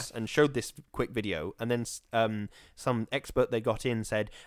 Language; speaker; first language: English; native; English